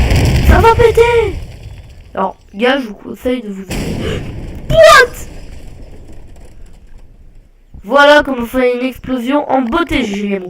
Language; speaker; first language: French; native; French